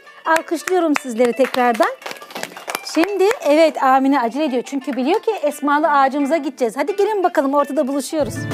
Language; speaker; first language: Turkish; native; Turkish